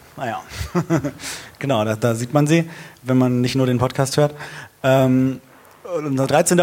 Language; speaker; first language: German; native; German